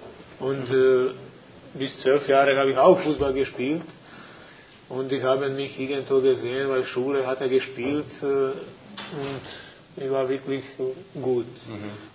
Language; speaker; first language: German; non-native, fluent; Croatian